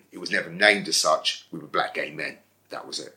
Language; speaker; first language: English; native; English